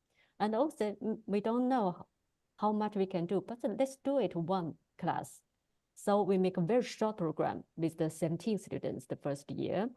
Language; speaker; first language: English; non-native, learner; Chinese